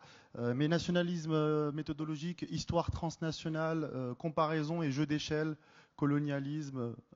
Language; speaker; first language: French; native; French